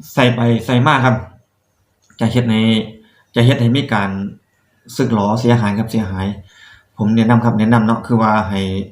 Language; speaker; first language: Thai; native; Thai